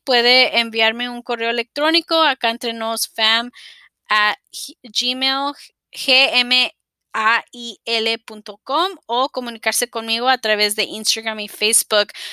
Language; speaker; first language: Spanish; early bilingual, heritage; Spanish